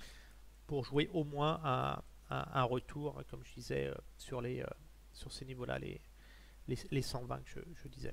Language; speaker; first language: French; native; French